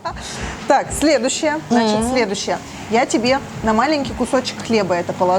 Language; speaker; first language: Russian; native; Russian